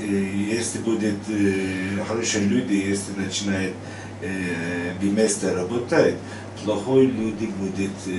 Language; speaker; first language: Russian; non-native, learner; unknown